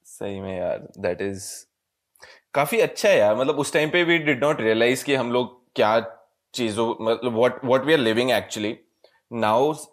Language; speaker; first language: Hindi; native; Hindi